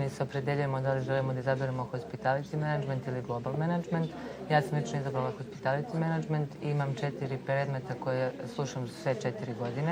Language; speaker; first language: Bosnian; native; Bosnian